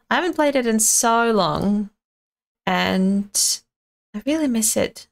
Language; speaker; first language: English; non-native, fluent; Russian